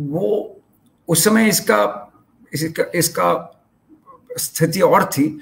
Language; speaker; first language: Hindi; native; Hindi